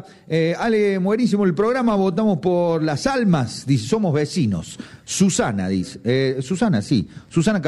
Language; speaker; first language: Spanish; native; Spanish